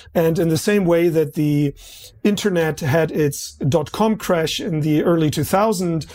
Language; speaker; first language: English; non-native, fluent; German